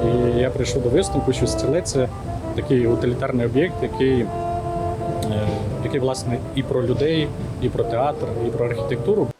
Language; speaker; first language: Ukrainian; native; Ukrainian